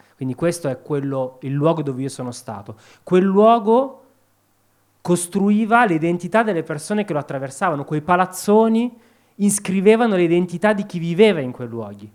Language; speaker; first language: Italian; native; Italian